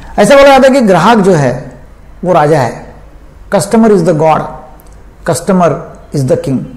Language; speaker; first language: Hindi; non-native, local second language; Marathi